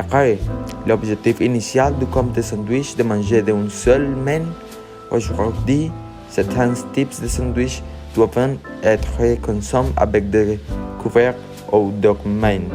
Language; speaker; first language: French; non-native, learner; Spanish